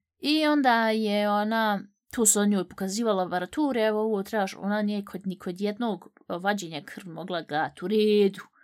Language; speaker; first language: Bosnian; native; Bosnian